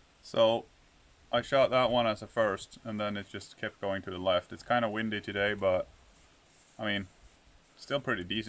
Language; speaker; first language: English; non-native, fluent; Swedish